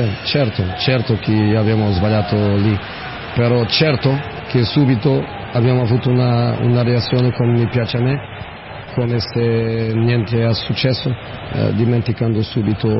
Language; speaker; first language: Italian; non-native, fluent; Portuguese